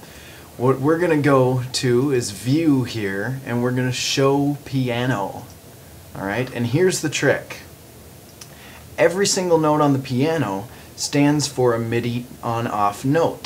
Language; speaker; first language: English; native; English